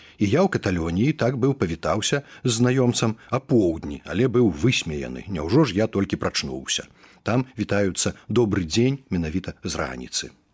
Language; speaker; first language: Belarusian; native; Belarusian